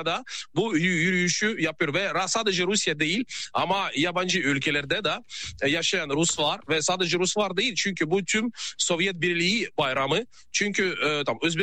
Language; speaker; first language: Turkish; non-native, fluent; Russian